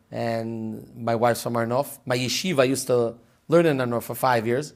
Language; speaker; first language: English; early bilingual, other home language; Hebrew